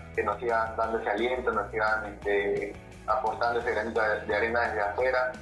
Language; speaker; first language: Spanish; native; Spanish